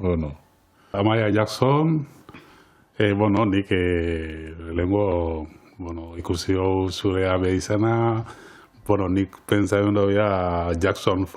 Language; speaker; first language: Basque; non-native, learner; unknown